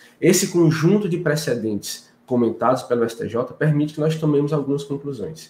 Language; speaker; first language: Portuguese; native; Portuguese